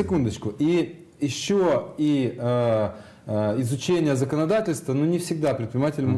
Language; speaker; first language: Russian; native; Russian